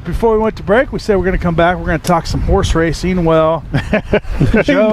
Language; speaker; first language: English; native; English